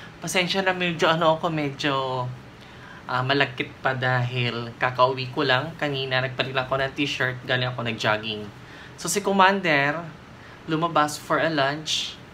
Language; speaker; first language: Filipino; non-native, local second language; Waray